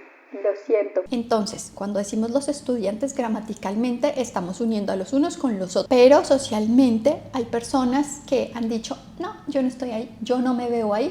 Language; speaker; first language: Spanish; native; Spanish